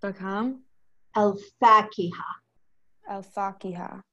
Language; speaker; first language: Arabic; non-native, learner; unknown